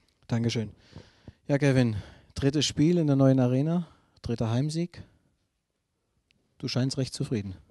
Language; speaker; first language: German; native; German